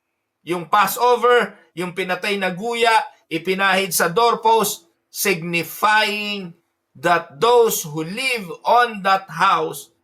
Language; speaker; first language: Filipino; native; Filipino